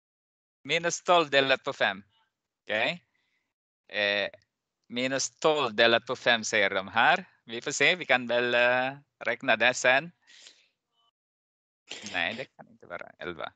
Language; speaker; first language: Swedish; non-native, fluent; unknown